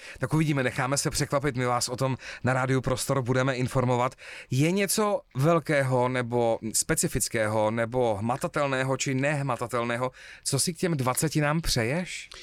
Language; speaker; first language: Czech; native; Czech